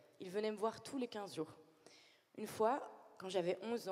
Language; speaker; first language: French; native; French